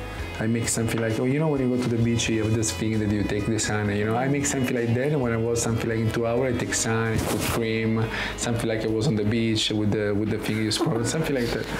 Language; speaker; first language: English; non-native, learner; Italian